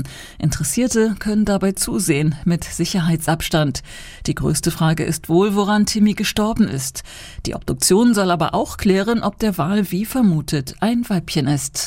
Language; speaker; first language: German; native; German